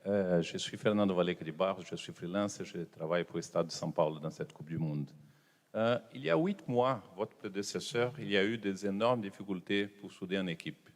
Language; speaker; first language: French; non-native, fluent; Portuguese